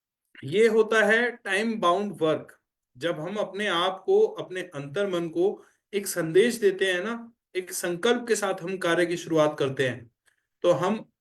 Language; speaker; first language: Hindi; native; Hindi